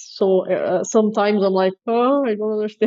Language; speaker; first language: English; non-native, fluent; Portuguese